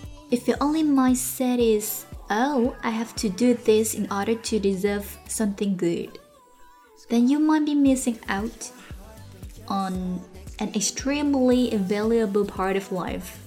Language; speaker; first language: English; non-native, fluent; Chinese